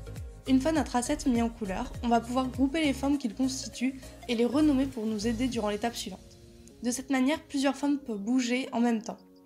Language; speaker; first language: French; native; French